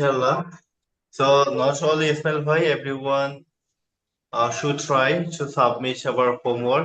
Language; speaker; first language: English; non-native, learner; Bangla